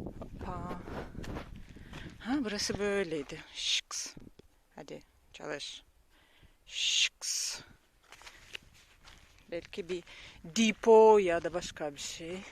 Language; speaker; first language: Turkish; non-native, learner; Russian